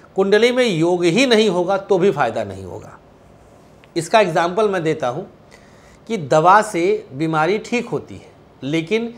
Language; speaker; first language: Hindi; non-native, local second language; Awadhi